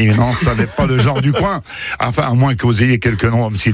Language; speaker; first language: French; native; French